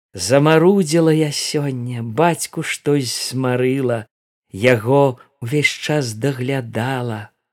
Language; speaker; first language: Belarusian; native; Belarusian